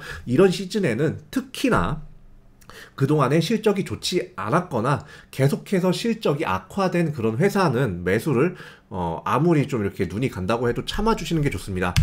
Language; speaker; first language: Korean; native; Korean